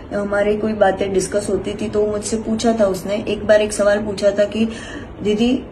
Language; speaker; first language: Hindi; native; Hindi